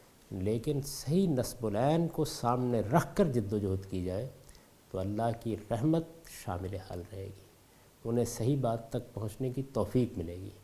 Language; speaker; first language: Urdu; native; Urdu